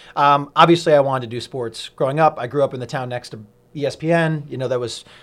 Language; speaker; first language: English; native; English